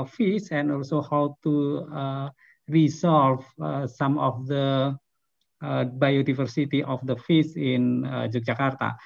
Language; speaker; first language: English; non-native, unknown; Indonesian